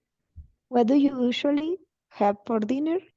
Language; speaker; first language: English; non-native, learner; Spanish